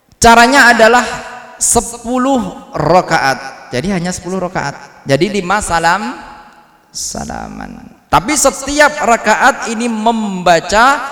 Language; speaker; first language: Indonesian; non-native, local second language; Javanese